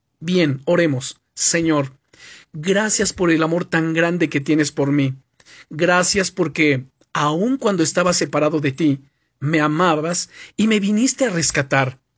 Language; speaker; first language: Spanish; native; Spanish